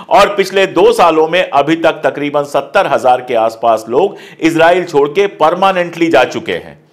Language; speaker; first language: Hindi; native; Hindi